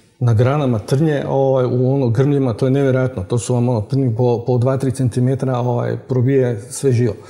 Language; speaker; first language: Croatian; native; Croatian